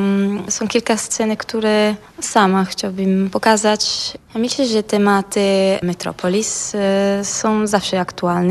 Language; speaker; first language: Polish; non-native, fluent; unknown